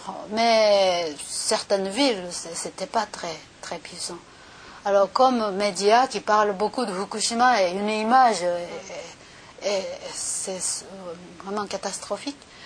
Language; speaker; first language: French; non-native, learner; Japanese